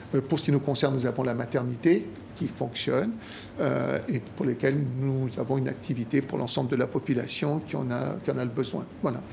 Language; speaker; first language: French; native; French